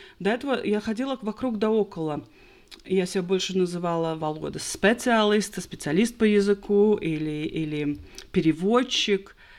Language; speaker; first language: Russian; non-native, local second language; Latvian